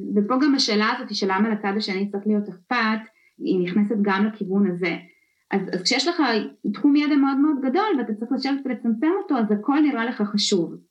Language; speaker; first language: Hebrew; early bilingual, other home language; Russian